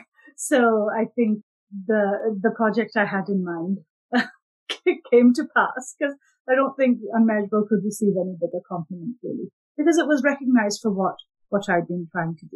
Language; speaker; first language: English; non-native, local second language; Urdu